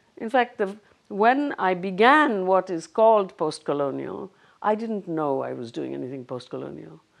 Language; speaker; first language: English; non-native, local second language; Bangla